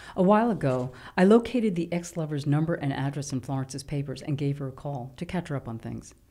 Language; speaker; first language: English; native; English